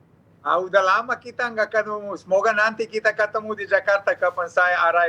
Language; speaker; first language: Indonesian; non-native, fluent; Serbian